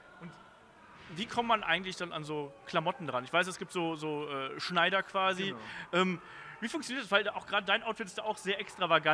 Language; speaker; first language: German; native; German